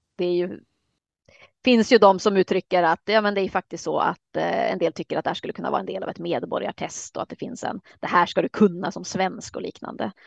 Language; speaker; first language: Swedish; native; Swedish